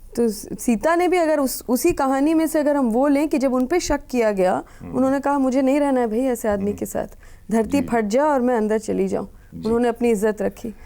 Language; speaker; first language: Hindi; native; Hindi